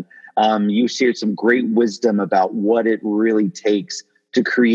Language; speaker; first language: English; native; English